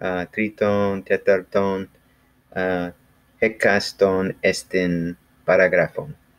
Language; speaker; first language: Greek; non-native, learner; English